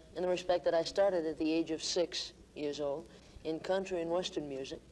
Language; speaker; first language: English; native; English